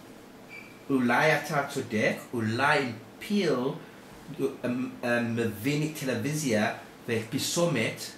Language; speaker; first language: Hebrew; non-native, learner; English